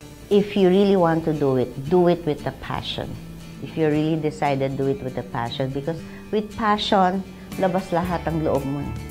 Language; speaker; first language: English; non-native, local second language; Filipino